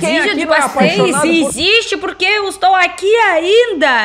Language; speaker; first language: Portuguese; non-native, learner; Russian